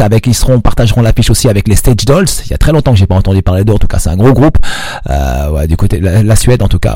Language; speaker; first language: French; non-native, local second language; Arabic